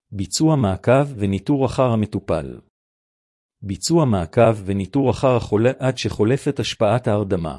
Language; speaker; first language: Hebrew; native; Hebrew